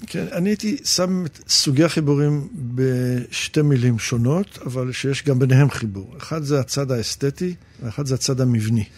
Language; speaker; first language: Hebrew; early bilingual, other home language; English